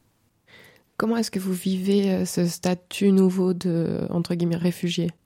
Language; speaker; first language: French; native; French